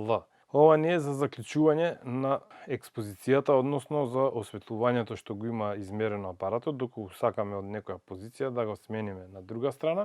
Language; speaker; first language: Macedonian; native; Macedonian